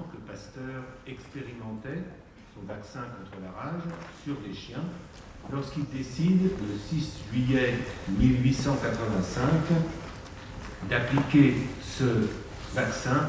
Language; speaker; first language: French; native; French